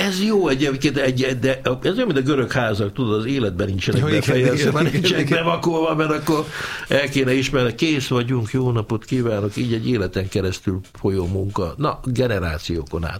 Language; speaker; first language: Hungarian; native; Hungarian